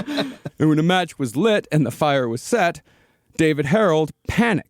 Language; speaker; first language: English; native; English